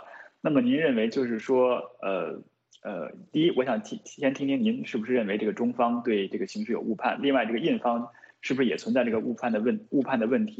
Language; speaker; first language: Chinese; native; Chinese